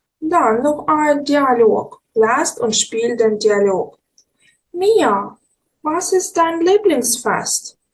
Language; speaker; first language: German; non-native, fluent; Ukrainian